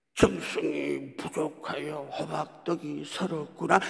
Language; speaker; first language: Korean; native; Korean